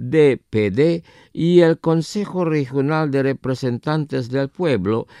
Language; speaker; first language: Spanish; non-native, fluent; Indonesian